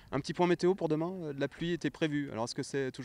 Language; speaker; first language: French; native; French